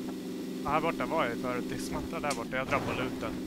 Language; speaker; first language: Swedish; native; Swedish